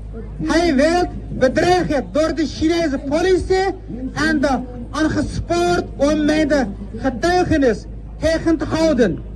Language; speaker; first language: Dutch; non-native, fluent; Uyghur